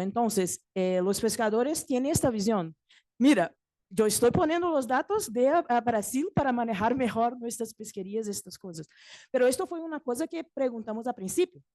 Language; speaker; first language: Spanish; non-native, fluent; Portuguese